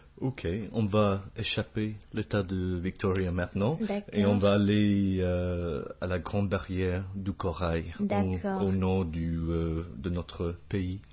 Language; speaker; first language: French; non-native, fluent; English